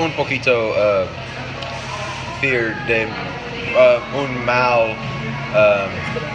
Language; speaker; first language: Spanish; non-native, learner; English